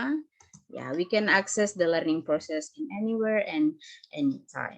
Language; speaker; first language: English; non-native, fluent; Indonesian